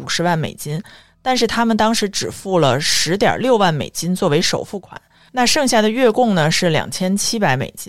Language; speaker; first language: Chinese; native; Chinese